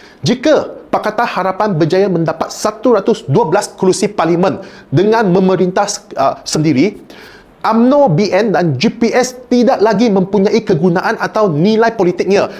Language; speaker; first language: Malay; non-native, local second language; Chinese